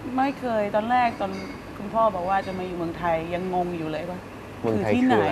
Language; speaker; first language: Thai; non-native, fluent; English